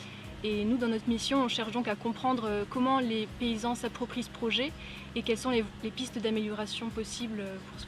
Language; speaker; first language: French; native; French